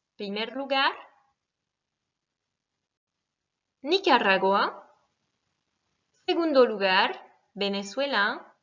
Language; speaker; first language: Spanish; non-native, fluent; French